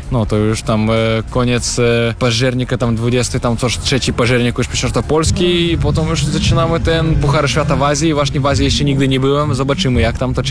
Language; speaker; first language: Polish; non-native, fluent; Russian